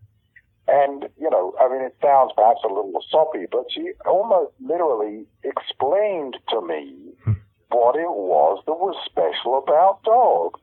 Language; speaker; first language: English; native; English